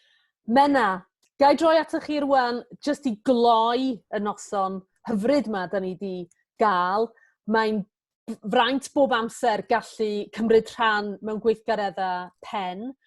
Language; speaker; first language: Welsh; native; Welsh